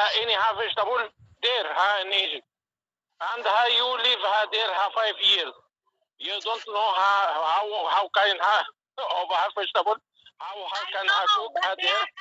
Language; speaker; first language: English; non-native, learner; Arabic